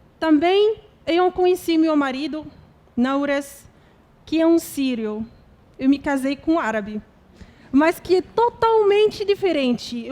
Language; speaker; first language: Portuguese; non-native, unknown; Arabic